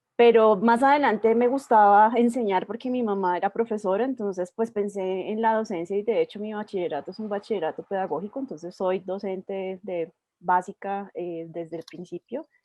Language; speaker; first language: Spanish; native; Spanish